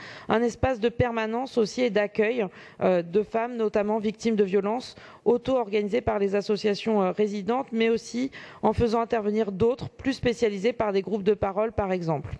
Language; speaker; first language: French; native; French